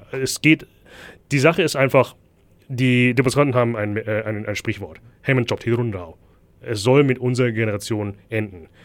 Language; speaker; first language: German; early bilingual, other home language; Thai